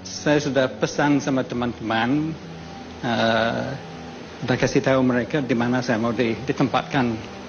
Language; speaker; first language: Indonesian; non-native, fluent; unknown